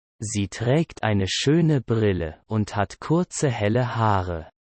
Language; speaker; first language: German; non-native, learner; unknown